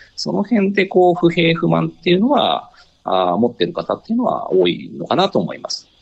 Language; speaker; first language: Japanese; native; Japanese